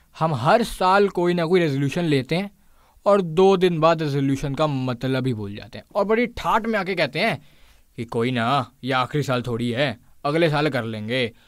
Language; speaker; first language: Hindi; native; Hindi